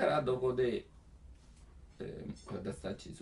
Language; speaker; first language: Japanese; non-native, learner; Italian